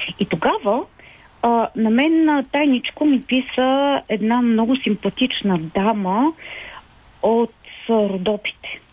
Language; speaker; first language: Bulgarian; native; Bulgarian